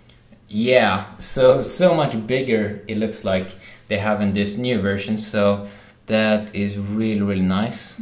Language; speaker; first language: English; non-native, fluent; Swedish